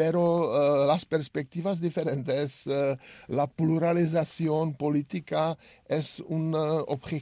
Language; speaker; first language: Spanish; non-native, learner; Czech